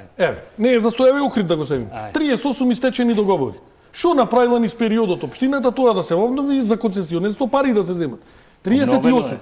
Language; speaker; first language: Macedonian; native; Macedonian